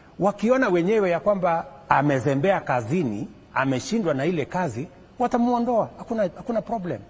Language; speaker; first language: Swahili; non-native, local second language; Kalenjin